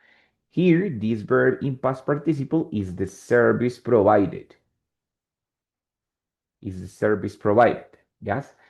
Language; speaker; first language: English; non-native, fluent; Spanish